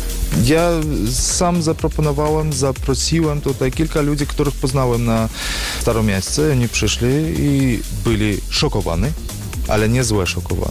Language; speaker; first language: Polish; non-native, learner; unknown